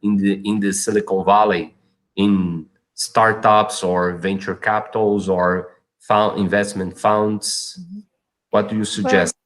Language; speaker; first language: English; non-native, fluent; Portuguese